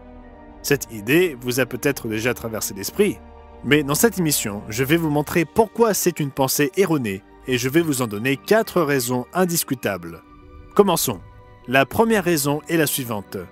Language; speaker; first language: French; native; French